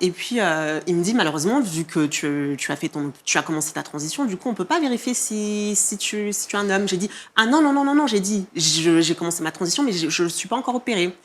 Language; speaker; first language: French; non-native, local second language; Malagasy